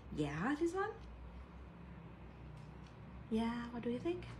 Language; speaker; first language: English; non-native, fluent; Thai